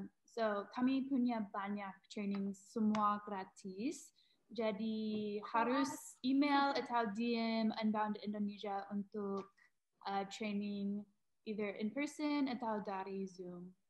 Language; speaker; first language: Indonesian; non-native, learner; English